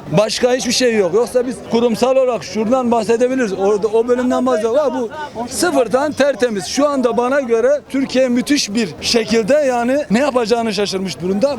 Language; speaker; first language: Turkish; native; Turkish